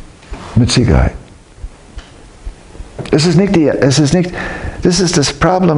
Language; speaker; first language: German; non-native, fluent; English